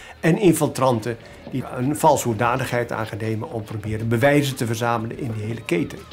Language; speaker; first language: Dutch; native; Dutch